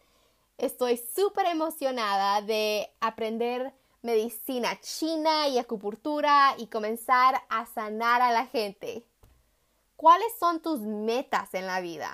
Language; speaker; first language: Spanish; early bilingual, heritage; Spanish